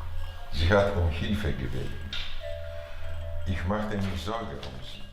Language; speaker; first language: German; non-native, learner; Chinese